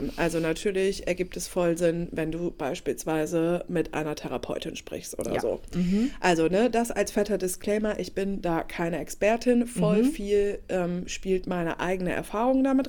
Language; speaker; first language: German; native; German